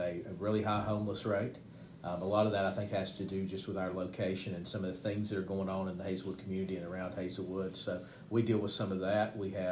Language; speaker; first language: English; native; English